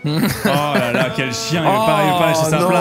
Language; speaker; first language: French; native; French